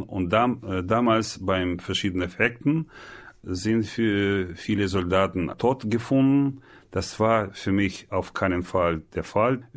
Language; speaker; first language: German; non-native, learner; Russian